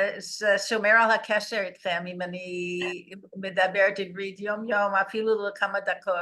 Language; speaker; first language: Hebrew; non-native, learner; English